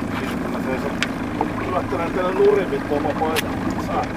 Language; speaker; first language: Finnish; non-native, local second language; Swedish